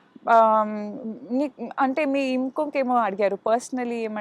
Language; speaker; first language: Telugu; non-native, local second language; Kannada